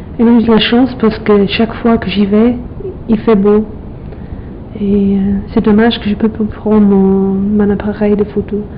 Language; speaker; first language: French; non-native, fluent; English